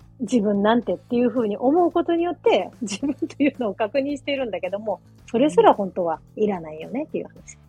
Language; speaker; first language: Japanese; native; Japanese